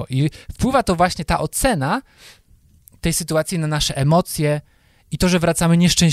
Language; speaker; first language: Polish; native; Polish